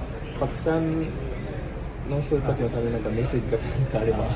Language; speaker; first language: Japanese; non-native, fluent; Urdu